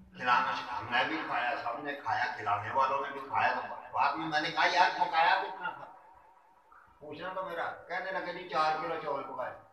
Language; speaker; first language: Urdu; non-native, local second language; Punjabi